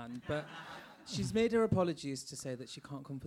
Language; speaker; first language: English; native; English